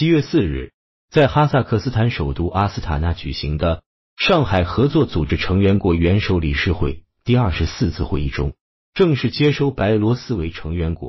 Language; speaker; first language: Chinese; native; Chinese